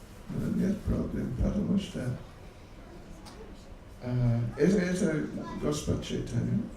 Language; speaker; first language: Russian; non-native, learner; English